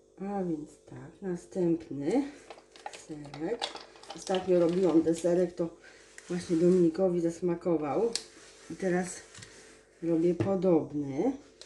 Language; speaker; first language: Polish; native; Polish